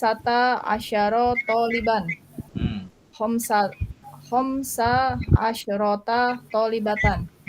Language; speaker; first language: Arabic; non-native, learner; Indonesian